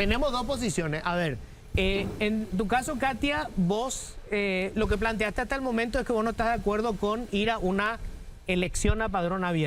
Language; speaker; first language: Spanish; native; Spanish